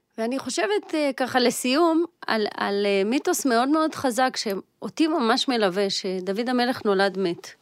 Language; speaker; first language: Hebrew; early bilingual, other home language; Russian